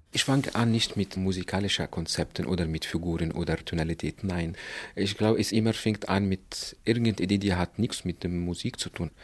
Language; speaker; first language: German; non-native, fluent; Arabic